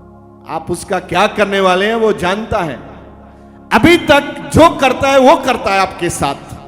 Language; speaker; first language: Hindi; non-native, local second language; Punjabi